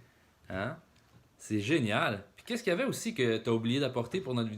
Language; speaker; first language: French; native; French